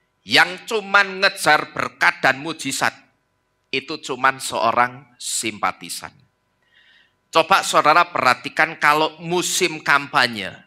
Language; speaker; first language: Indonesian; native; Indonesian